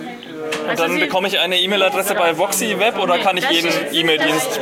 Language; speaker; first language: German; native; German